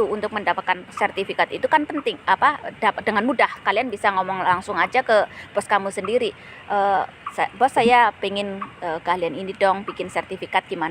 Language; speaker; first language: Indonesian; native; Indonesian